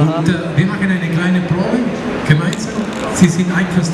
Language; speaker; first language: German; non-native, fluent; Spanish